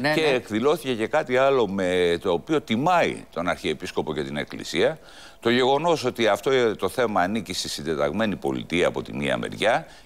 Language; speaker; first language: Greek; native; Greek